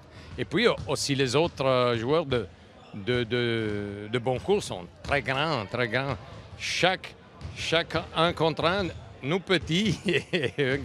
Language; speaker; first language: French; non-native, local second language; Italian